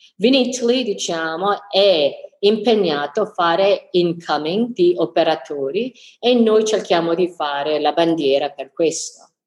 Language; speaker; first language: Italian; non-native, fluent; English